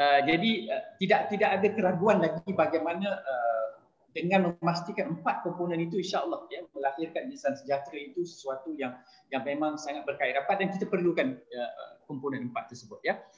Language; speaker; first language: Malay; native; Malay